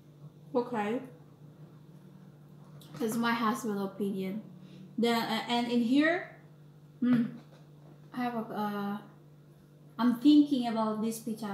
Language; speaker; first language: English; non-native, learner; Indonesian